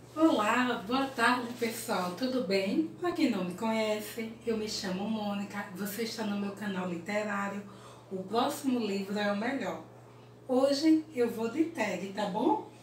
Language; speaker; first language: Portuguese; early bilingual, other home language; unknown